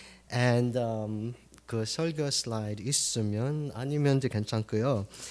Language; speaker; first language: Korean; early bilingual, heritage; Korean